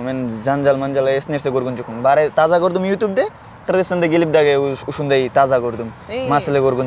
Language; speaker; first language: Kyrgyz; non-native, learner; Bangla